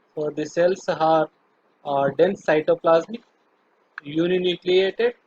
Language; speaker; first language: English; non-native, local second language; Telugu